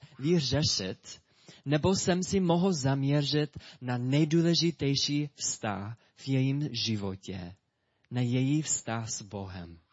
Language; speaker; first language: Czech; non-native, fluent; English